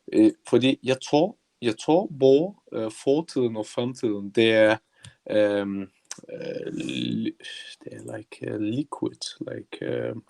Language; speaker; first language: Danish; non-native, learner; Turkish